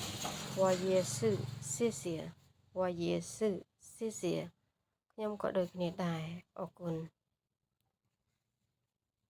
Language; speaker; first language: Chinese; non-native, learner; Khmer